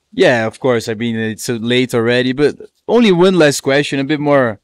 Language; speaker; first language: English; non-native, fluent; Portuguese